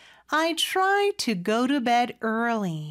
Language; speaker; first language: English; non-native, fluent; Korean